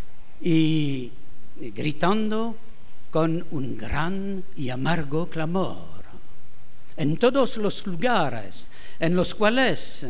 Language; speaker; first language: Spanish; non-native, fluent; French